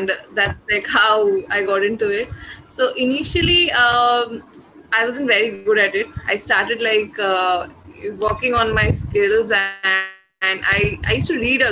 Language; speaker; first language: English; non-native, local second language; Bangla